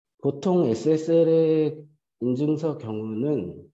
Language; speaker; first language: Korean; native; Korean